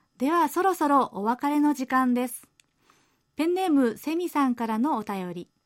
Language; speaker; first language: Japanese; native; Japanese